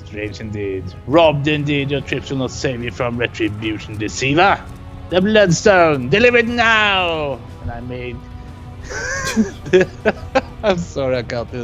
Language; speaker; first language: English; non-native, fluent; Norwegian